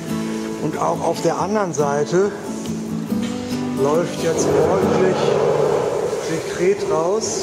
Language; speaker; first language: German; native; German